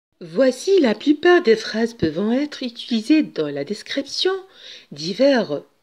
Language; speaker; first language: French; non-native, local second language; Arabic